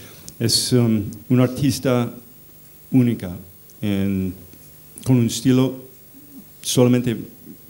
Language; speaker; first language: Spanish; non-native, fluent; English